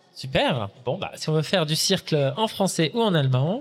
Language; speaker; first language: French; native; French